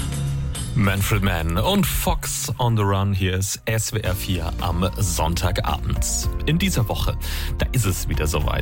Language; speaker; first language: German; native; German